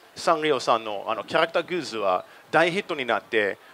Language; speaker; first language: Japanese; non-native, fluent; English